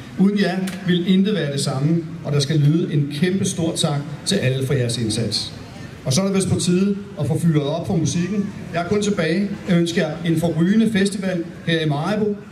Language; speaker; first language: Danish; native; Danish